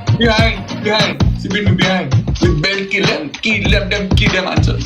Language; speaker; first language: English; non-native, learner; Nepali